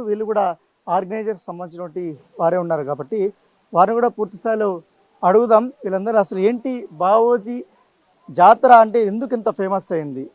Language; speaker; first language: Telugu; native; Telugu